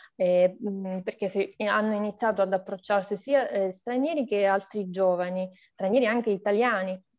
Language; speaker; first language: Italian; non-native, fluent; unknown